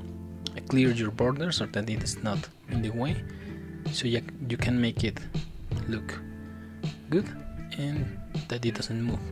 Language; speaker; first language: English; non-native, fluent; Spanish